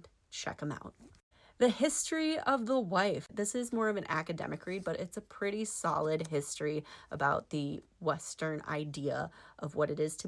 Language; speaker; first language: English; native; English